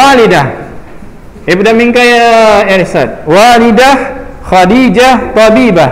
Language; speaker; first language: Arabic; non-native, fluent; Indonesian